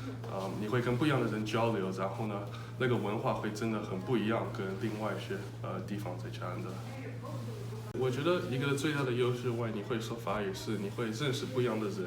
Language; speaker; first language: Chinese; early bilingual, heritage; Chinese